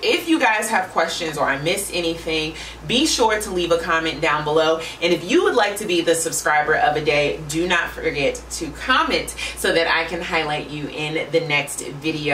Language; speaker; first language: English; native; English